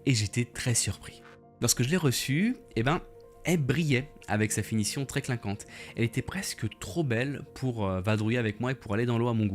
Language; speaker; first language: French; native; French